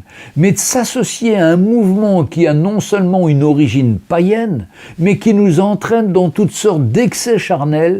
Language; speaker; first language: French; native; French